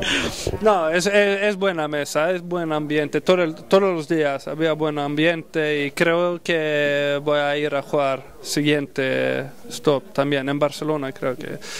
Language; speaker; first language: Spanish; non-native, fluent; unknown